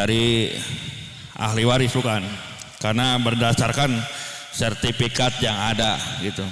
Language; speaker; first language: Indonesian; native; Indonesian